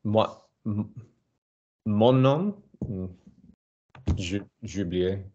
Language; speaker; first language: French; non-native, learner; English